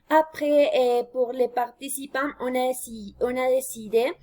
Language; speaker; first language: French; non-native, fluent; Spanish